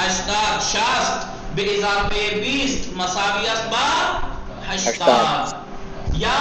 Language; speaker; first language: Persian; non-native, fluent; Urdu